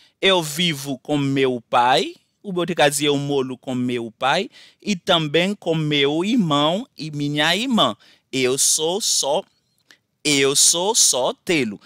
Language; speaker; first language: Portuguese; non-native, fluent; Haitian Creole